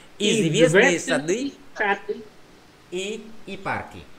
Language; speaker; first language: Russian; non-native, fluent; Vietnamese